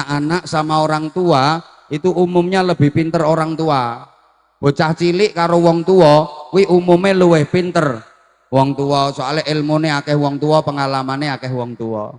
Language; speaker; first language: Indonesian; non-native, local second language; Javanese